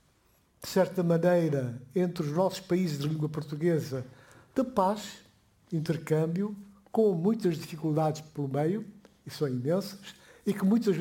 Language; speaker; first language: Portuguese; non-native, fluent; Upper Guinea Crioulo